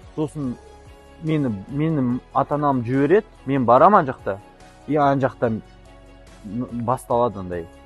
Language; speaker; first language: Kazakh; non-native, local second language; Russian